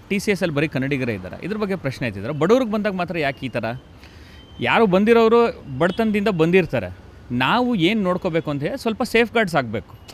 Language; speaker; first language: Kannada; non-native, local second language; Telugu